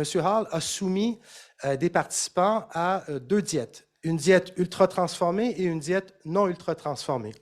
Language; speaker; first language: French; native; French